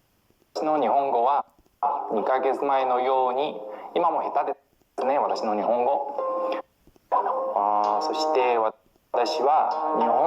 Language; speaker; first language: Japanese; non-native, learner; Chinese